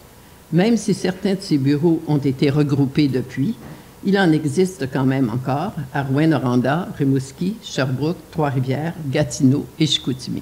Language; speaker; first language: French; native; French